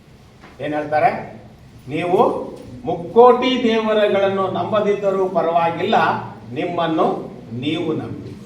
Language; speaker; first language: Kannada; native; Kannada